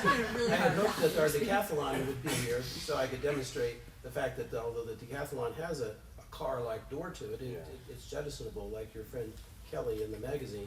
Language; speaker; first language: English; native; English